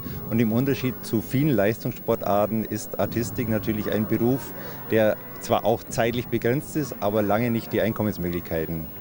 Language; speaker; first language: German; native; German